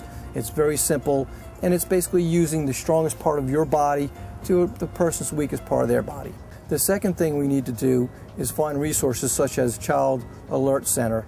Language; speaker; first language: English; native; English